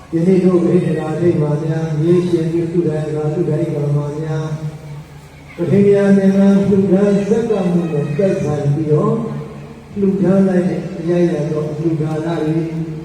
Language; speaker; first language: Burmese; native; Burmese